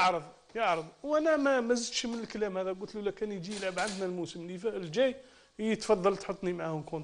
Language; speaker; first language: Arabic; native; Arabic